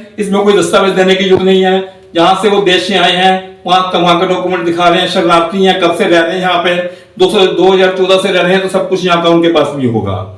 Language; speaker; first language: Hindi; native; Hindi